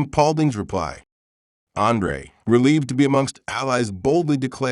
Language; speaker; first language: English; native; English